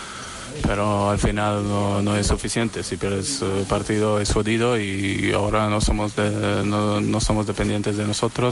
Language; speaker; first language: Spanish; non-native, learner; Slovenian